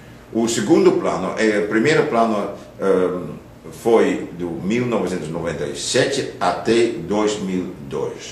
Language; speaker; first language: Portuguese; non-native, fluent; Dutch